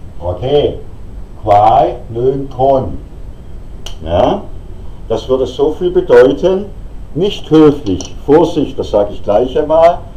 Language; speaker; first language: German; native; German